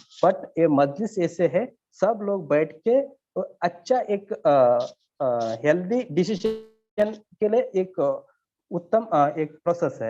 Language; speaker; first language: Hindi; non-native, learner; Kannada